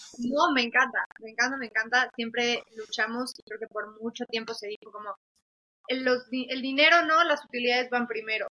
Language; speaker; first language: Spanish; native; Spanish